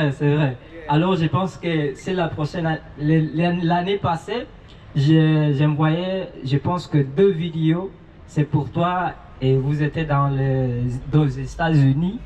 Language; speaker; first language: French; non-native, learner; Portuguese